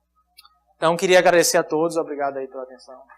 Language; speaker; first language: Portuguese; native; Portuguese